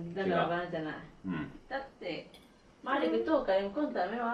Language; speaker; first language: Japanese; non-native, learner; Arabic